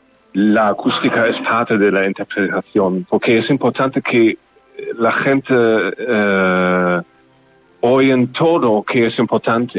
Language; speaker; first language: Spanish; non-native, learner; German